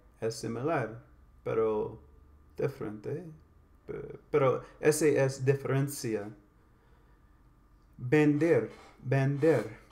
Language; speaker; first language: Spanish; non-native, learner; English